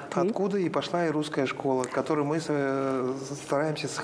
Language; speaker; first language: Russian; native; Russian